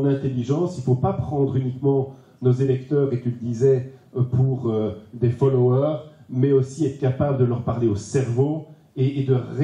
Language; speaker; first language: French; native; French